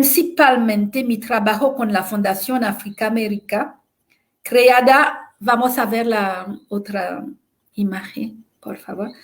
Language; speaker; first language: Spanish; non-native, fluent; French